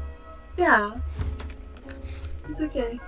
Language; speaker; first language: English; non-native, learner; Persian